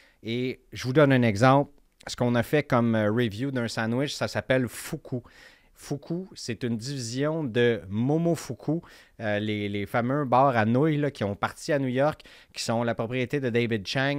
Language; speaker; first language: French; native; French